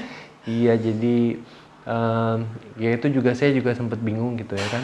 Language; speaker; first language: Indonesian; native; Indonesian